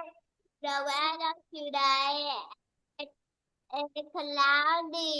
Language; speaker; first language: English; non-native, learner; Vietnamese